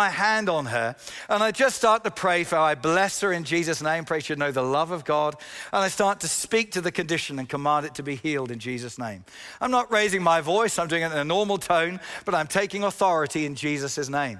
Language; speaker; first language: English; native; English